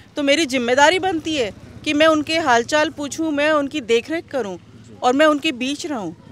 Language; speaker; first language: Hindi; native; Hindi